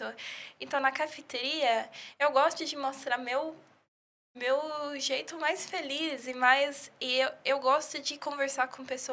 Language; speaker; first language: Portuguese; early bilingual, heritage; English